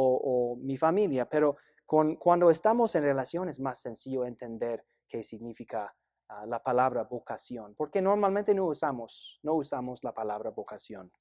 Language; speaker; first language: Spanish; non-native, fluent; English